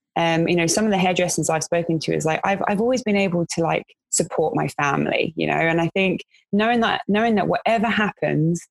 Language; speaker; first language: English; native; English